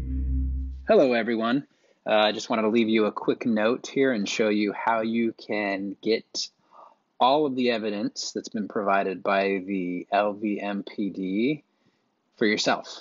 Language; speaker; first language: English; native; English